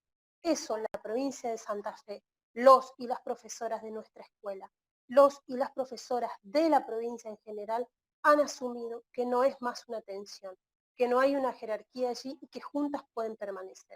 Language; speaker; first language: Spanish; native; Spanish